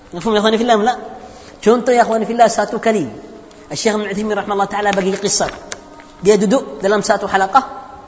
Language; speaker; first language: Indonesian; non-native, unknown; Arabic